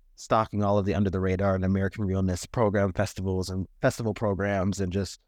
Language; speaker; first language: English; native; English